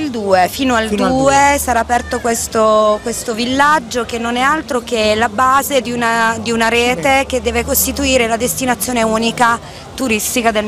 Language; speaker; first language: Italian; native; Italian